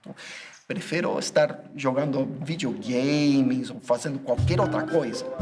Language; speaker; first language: Portuguese; non-native, fluent; English